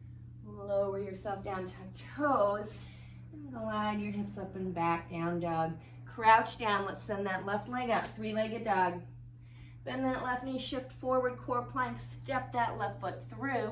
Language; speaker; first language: English; native; English